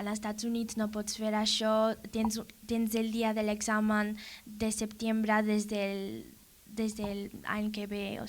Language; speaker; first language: Catalan; non-native, learner; English